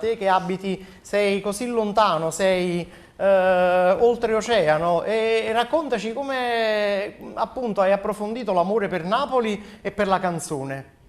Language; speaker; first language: Italian; native; Italian